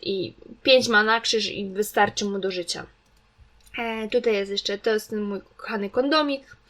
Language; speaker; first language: Polish; native; Polish